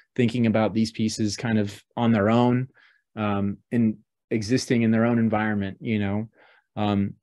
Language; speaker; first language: English; native; English